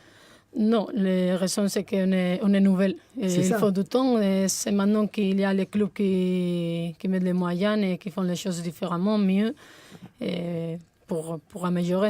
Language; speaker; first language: French; non-native, fluent; Spanish